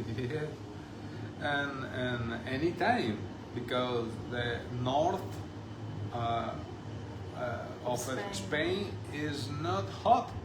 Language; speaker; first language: English; non-native, learner; Spanish